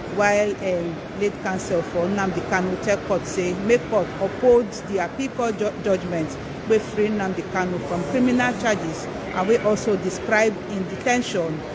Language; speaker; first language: Nigerian Pidgin; native; Nigerian Pidgin